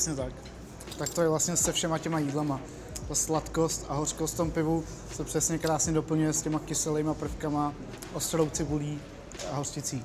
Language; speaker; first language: Czech; native; Czech